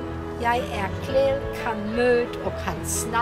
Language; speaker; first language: Danish; non-native, learner; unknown